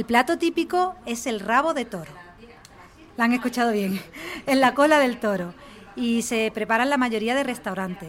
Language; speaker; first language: Spanish; native; Spanish